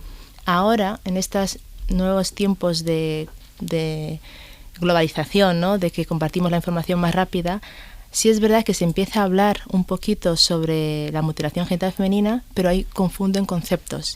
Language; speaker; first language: Spanish; early bilingual, other home language; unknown